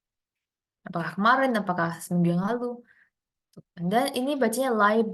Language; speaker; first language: Indonesian; native; Indonesian